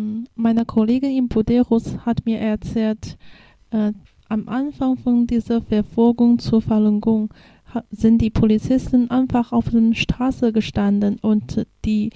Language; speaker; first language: German; non-native, fluent; Chinese